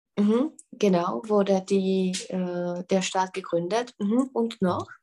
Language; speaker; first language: German; non-native, fluent; Czech